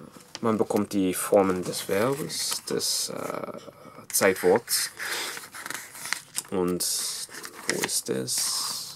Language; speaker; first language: German; non-native, fluent; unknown